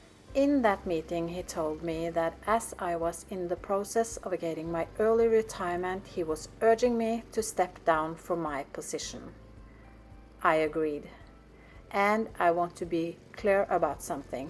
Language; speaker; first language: English; non-native, fluent; Norwegian